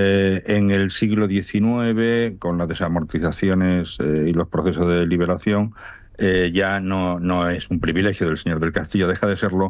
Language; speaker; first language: Spanish; native; Spanish